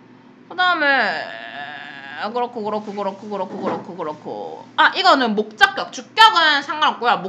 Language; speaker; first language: Korean; native; Korean